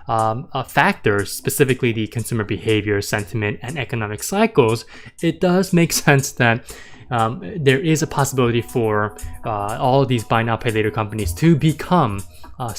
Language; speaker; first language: English; native; English